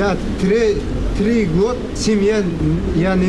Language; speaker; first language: Russian; non-native, learner; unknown